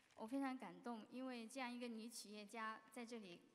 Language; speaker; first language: Chinese; native; Chinese